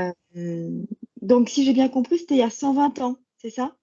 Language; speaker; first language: French; native; French